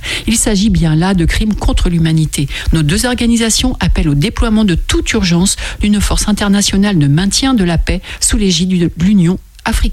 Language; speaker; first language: French; native; French